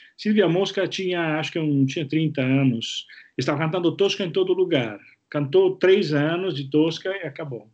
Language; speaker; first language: Portuguese; non-native, fluent; Italian